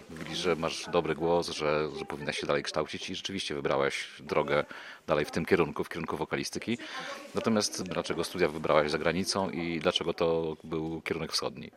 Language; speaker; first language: Polish; native; Polish